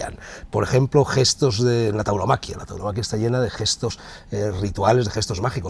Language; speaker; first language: Spanish; native; Spanish